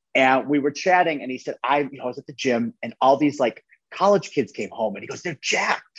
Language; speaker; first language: English; native; English